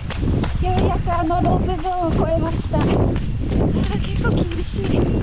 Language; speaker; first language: Japanese; native; Japanese